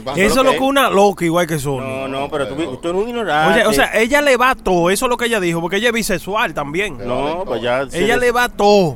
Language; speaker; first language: Spanish; early bilingual, heritage; Spanish